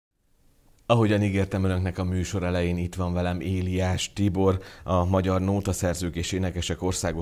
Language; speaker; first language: Hungarian; native; Hungarian